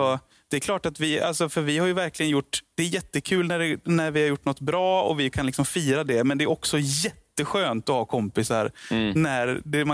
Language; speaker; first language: Swedish; native; Swedish